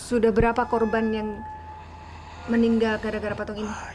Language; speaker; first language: Indonesian; native; Indonesian